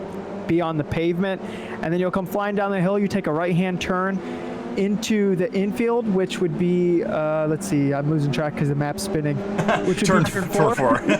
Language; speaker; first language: English; native; English